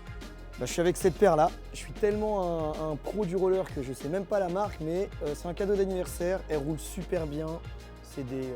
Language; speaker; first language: French; native; French